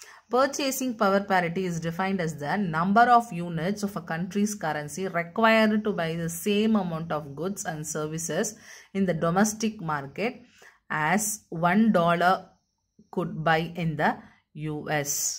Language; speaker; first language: English; non-native, local second language; Tamil